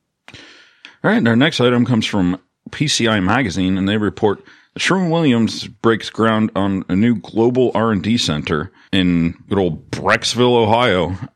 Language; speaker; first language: English; native; English